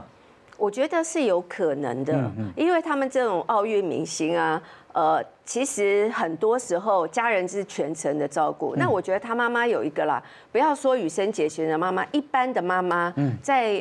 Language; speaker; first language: Chinese; native; Chinese